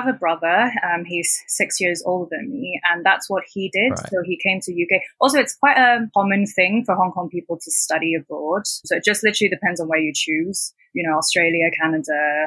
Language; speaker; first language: English; non-native, local second language; Cantonese